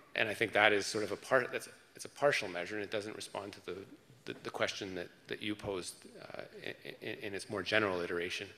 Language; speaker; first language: English; early bilingual, other home language; French